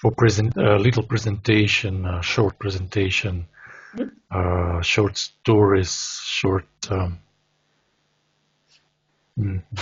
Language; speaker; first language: English; non-native, learner; Russian